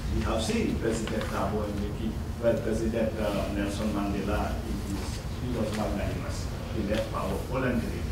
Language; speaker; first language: English; non-native, fluent; Morisyen